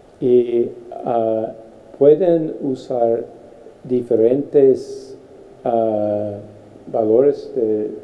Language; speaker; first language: Spanish; non-native, fluent; English